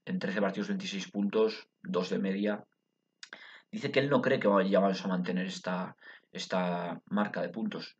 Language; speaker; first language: Spanish; native; Spanish